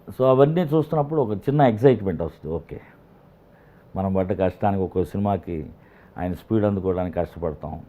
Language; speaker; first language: Telugu; native; Telugu